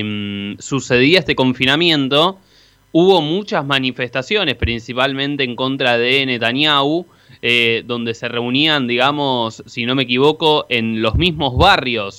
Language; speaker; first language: Spanish; native; Spanish